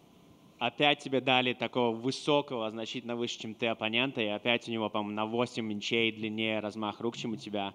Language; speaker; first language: Russian; native; Russian